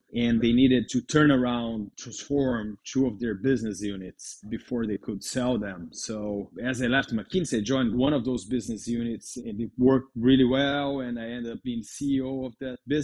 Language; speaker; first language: English; non-native, fluent; Portuguese